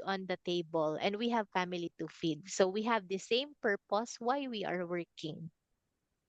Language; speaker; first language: English; non-native, fluent; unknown